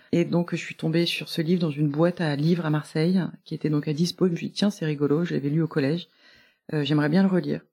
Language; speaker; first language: French; native; French